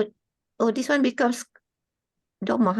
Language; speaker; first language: English; non-native, local second language; Malay